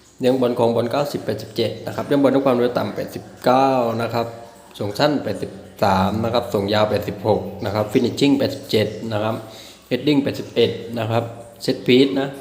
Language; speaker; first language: Thai; native; Thai